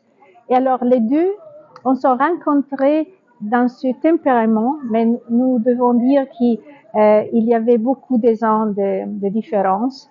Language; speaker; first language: French; non-native, fluent; Italian